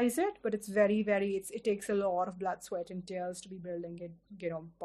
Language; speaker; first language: English; non-native, local second language; Hindi